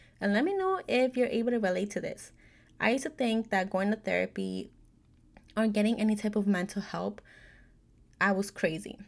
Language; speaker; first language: English; native; English